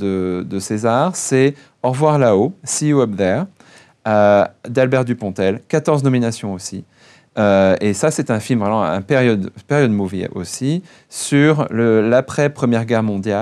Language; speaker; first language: French; native; French